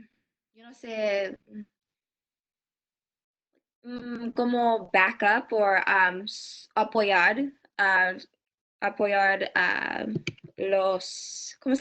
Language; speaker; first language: Spanish; non-native, learner; English